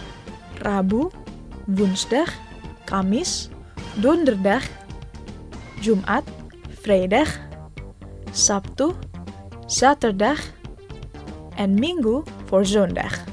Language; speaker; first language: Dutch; non-native, fluent; Indonesian